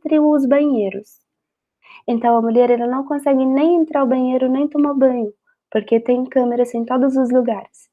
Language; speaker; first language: Portuguese; non-native, fluent; Arabic